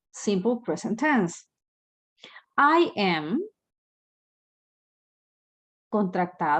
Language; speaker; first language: English; non-native, fluent; Spanish